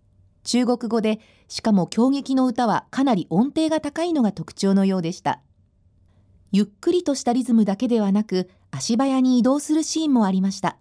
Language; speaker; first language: Japanese; native; Japanese